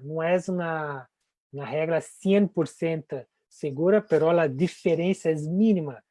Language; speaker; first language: Spanish; non-native, fluent; Portuguese